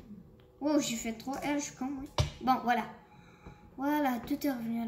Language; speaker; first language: French; native; French